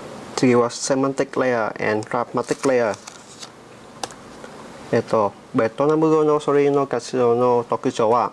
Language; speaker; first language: Japanese; non-native, learner; Vietnamese